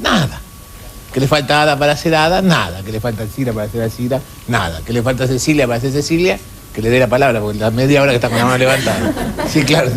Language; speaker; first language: Spanish; native; Spanish